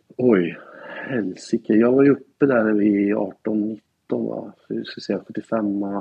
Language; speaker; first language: Swedish; native; Swedish